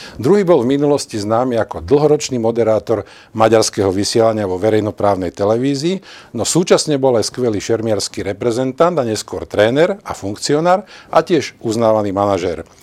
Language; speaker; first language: Slovak; native; Slovak